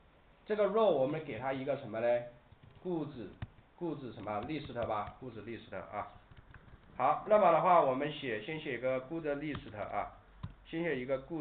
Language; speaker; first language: Chinese; native; Chinese